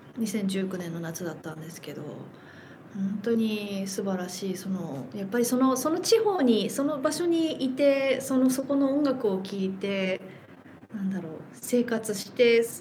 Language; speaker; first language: Japanese; early bilingual, heritage; Japanese